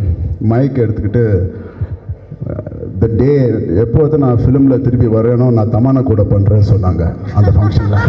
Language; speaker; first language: Tamil; non-native, learner; Telugu